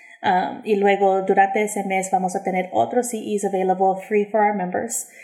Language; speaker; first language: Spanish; early bilingual, heritage; English